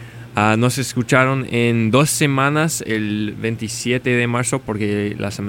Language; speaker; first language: Spanish; non-native, learner; English